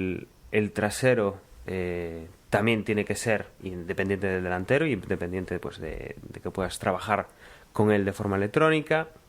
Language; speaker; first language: Spanish; native; Spanish